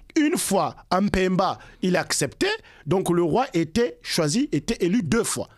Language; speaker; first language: French; non-native, local second language; Kongo